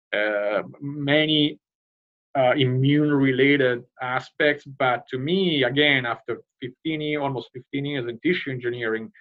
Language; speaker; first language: English; non-native, fluent; Italian